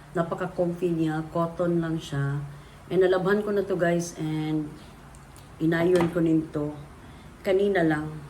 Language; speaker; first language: Filipino; native; Filipino